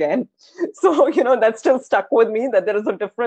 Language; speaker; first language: English; non-native, local second language; Hindi